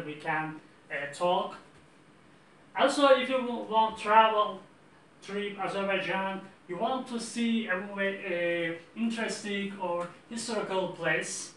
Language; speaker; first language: English; non-native, learner; Azerbaijani